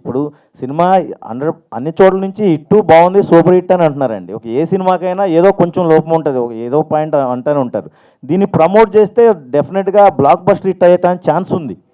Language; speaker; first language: Telugu; native; Telugu